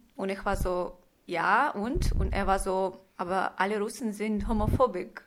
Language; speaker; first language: German; non-native, fluent; Russian